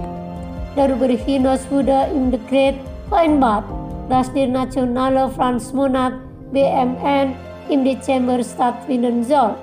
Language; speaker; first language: German; non-native, fluent; Indonesian